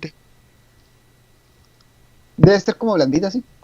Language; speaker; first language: Spanish; native; Spanish